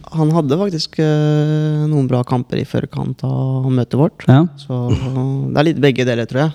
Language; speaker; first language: Norwegian; early bilingual, other home language; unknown